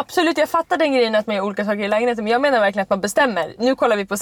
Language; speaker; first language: Swedish; native; Swedish